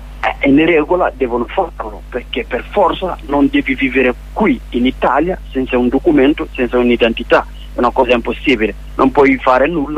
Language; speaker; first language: Italian; non-native, learner; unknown